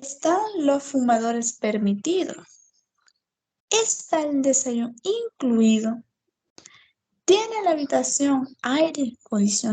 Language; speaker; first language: Spanish; non-native, learner; Portuguese